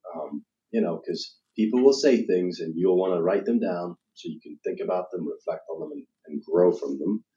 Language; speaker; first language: English; native; English